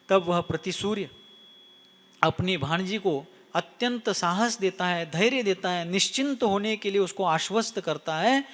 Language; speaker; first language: Hindi; non-native, local second language; Marathi